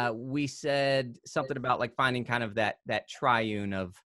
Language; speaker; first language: English; native; English